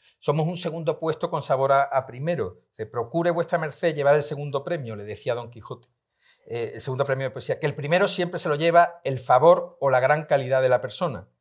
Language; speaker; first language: Spanish; native; Spanish